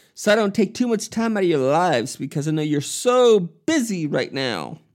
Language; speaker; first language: English; native; English